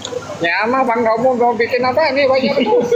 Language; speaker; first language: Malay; non-native, local second language; Hakka Chinese